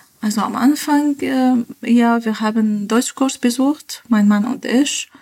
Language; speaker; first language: German; non-native, learner; Arabic